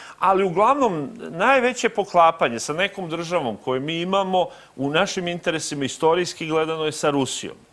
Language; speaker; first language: Serbian; native; Serbian